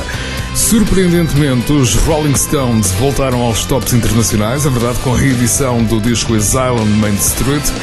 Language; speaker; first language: Portuguese; native; Portuguese